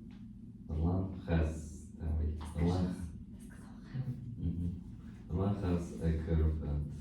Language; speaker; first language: English; non-native, learner; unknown